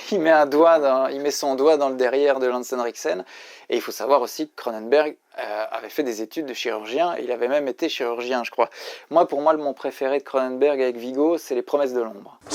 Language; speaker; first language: French; native; French